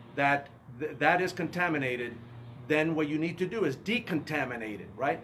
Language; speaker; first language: English; early bilingual, other home language; Spanish